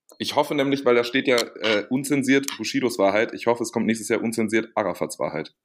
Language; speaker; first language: German; native; German